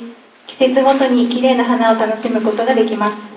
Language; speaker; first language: Japanese; native; Japanese